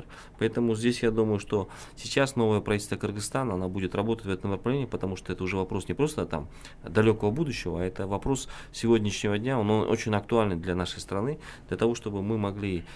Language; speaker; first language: Russian; non-native, local second language; Kyrgyz